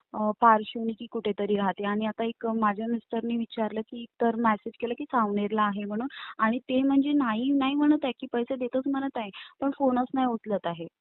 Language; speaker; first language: Marathi; native; Marathi